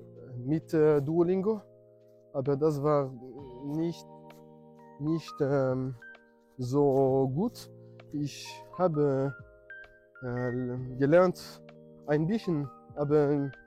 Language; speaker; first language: German; non-native, learner; French